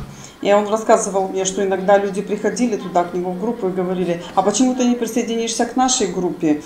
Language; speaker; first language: Russian; native; Russian